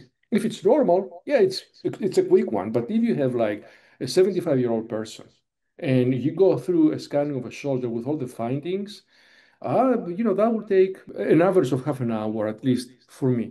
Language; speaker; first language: English; non-native, fluent; Greek